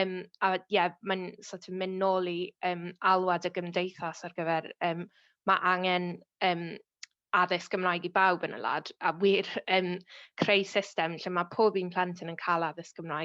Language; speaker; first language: Welsh; native; Welsh